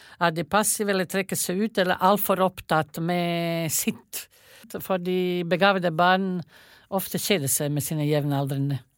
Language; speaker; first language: Norwegian; non-native, fluent; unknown